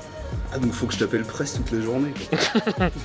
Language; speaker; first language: French; native; French